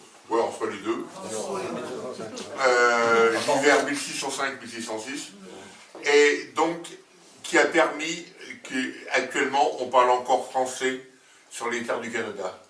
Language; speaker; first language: French; native; French